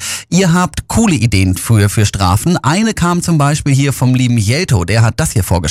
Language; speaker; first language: German; native; German